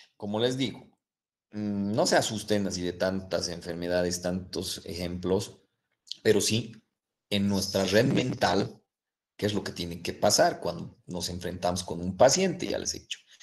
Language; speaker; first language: Spanish; native; Spanish